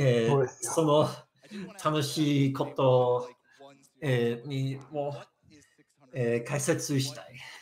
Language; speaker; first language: Japanese; non-native, learner; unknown